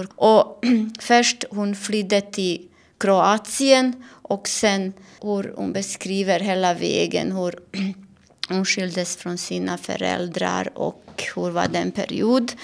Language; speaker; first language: Swedish; non-native, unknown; Bosnian